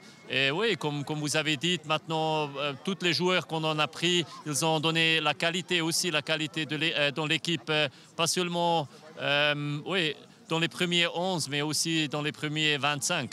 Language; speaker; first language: French; non-native, local second language; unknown